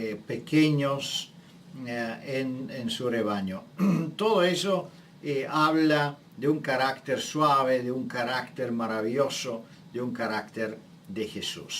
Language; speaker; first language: Spanish; non-native, fluent; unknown